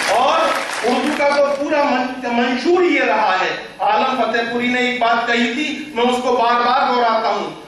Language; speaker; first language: Urdu; native; Urdu